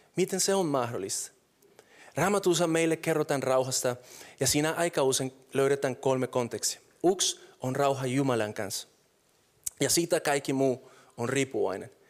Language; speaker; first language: Finnish; non-native, fluent; Spanish